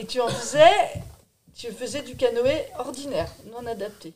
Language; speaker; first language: French; native; French